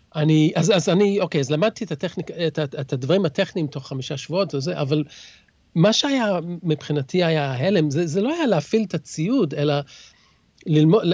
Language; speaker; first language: Hebrew; early bilingual, other home language; English